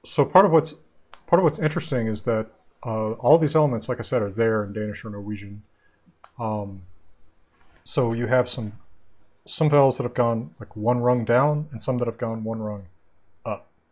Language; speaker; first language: English; native; English